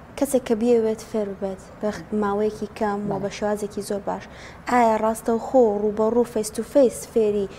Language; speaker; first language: Central Kurdish; native; Central Kurdish